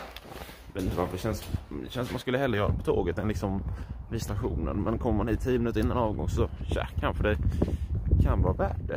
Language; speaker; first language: Swedish; native; Swedish